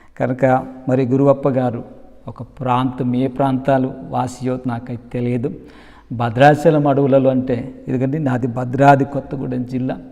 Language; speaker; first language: Telugu; non-native, local second language; Koya